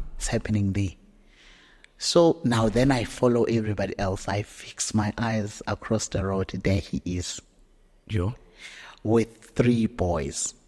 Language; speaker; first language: English; non-native, local second language; Zulu